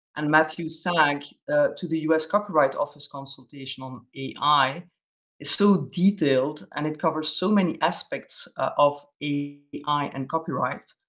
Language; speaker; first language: English; non-native, fluent; Dutch